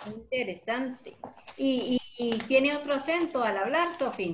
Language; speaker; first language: Spanish; native; Spanish